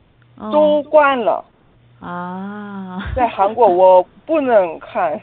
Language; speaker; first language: Chinese; non-native, learner; Korean